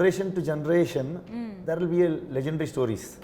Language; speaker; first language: Telugu; non-native, learner; Kannada